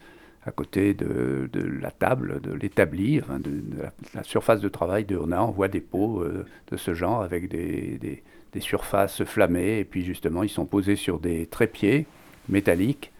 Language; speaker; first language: French; native; French